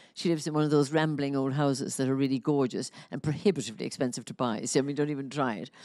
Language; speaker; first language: English; native; English